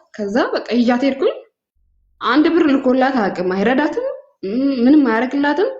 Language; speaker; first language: Amharic; native; Amharic